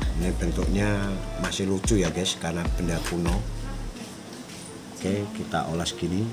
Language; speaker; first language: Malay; non-native, local second language; Javanese